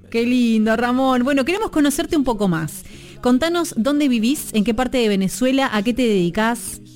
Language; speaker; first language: Spanish; native; Spanish